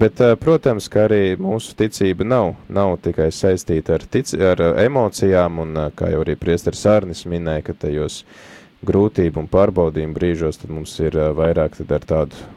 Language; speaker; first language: Latvian; native; Latvian